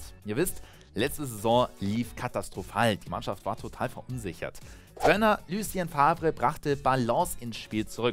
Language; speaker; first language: German; native; German